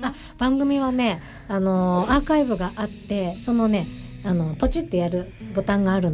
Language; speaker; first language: Japanese; native; Japanese